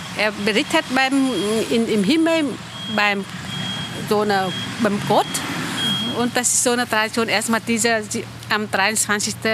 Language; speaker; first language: German; non-native, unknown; Vietnamese